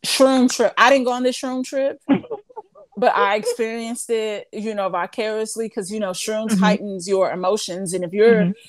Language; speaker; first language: English; native; English